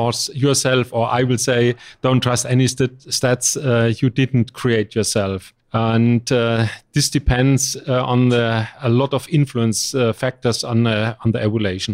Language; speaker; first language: English; non-native, fluent; German